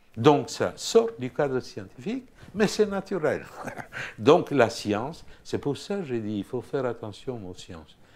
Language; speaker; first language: French; non-native, fluent; Romanian